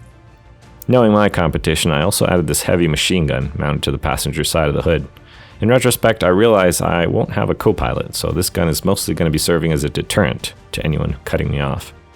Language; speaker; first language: English; native; English